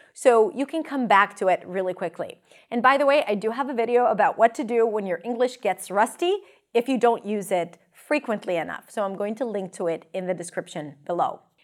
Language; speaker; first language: English; non-native, fluent; Hebrew